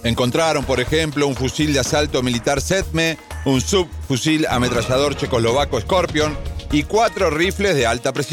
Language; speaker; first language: Spanish; native; Spanish